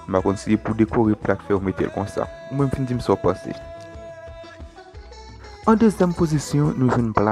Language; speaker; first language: French; non-native, learner; Haitian Creole